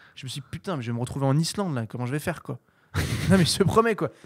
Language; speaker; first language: French; native; French